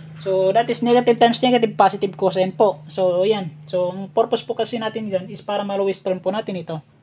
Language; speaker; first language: Filipino; native; Filipino